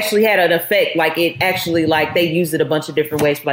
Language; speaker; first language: English; native; English